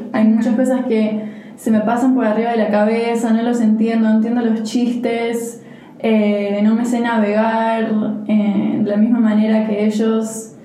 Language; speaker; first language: Spanish; early bilingual, heritage; Spanish